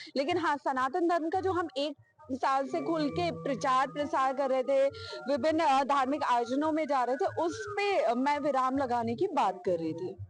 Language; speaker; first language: Hindi; native; Hindi